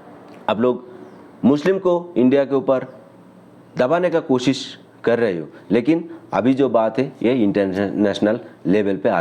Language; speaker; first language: Hindi; non-native, local second language; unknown